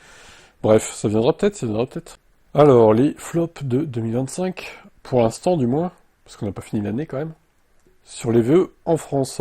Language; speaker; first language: French; native; French